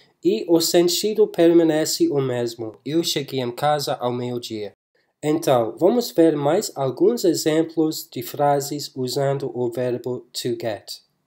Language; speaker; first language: Portuguese; non-native, fluent; English